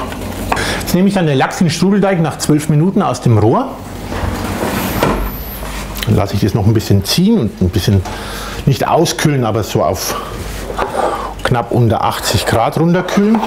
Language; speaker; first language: German; native; German